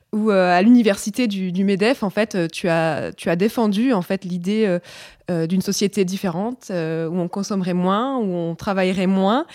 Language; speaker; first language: French; native; French